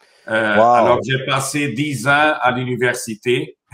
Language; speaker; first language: French; non-native, fluent; Portuguese